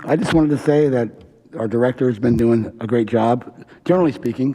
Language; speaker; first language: English; native; English